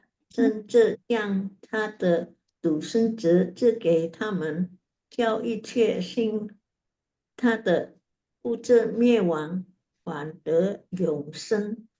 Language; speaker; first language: Chinese; non-native, learner; Indonesian